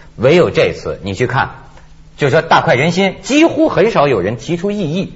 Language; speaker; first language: Chinese; native; Chinese